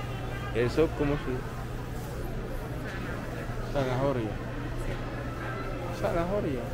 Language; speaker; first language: Spanish; non-native, learner; English